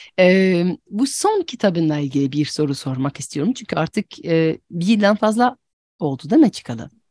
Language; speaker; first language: Turkish; non-native, fluent; French